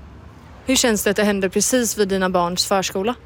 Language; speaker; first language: Swedish; native; Swedish